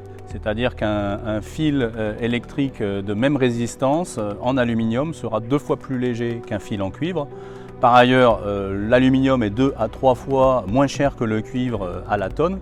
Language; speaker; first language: French; native; French